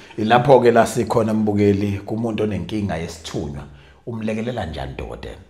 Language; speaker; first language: Zulu; native; Zulu